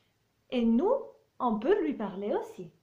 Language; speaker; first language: French; non-native, fluent; Italian